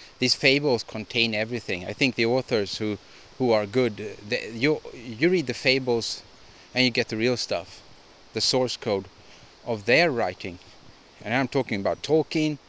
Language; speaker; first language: English; non-native, fluent; Swedish